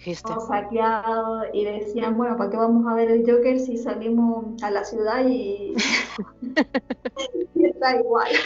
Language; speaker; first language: Spanish; native; Spanish